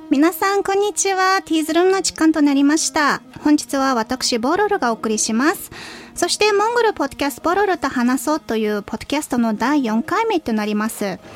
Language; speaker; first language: Japanese; non-native, fluent; Mongolian